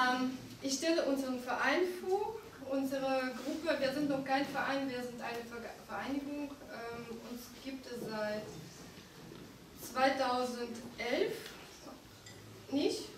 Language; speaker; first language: German; non-native, fluent; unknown